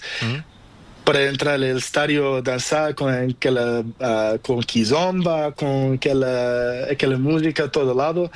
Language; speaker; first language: Spanish; non-native, learner; Portuguese